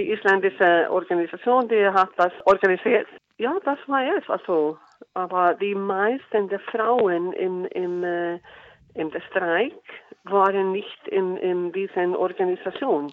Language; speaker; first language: German; non-native, learner; Icelandic